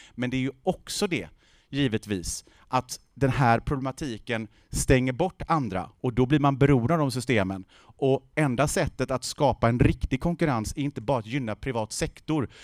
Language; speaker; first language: Swedish; native; Swedish